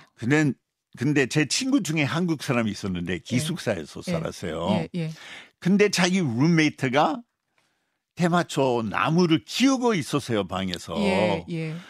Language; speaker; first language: Korean; non-native, fluent; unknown